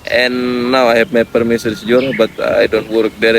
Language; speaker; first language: English; non-native, learner; Indonesian